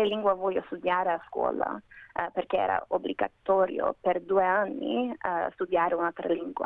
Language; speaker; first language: Italian; non-native, learner; Macedonian